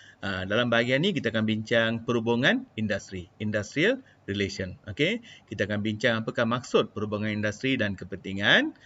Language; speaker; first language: Malay; non-native, local second language; Tamil